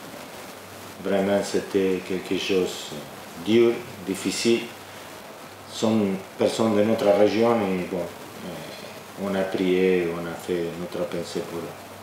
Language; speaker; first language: French; non-native, fluent; Spanish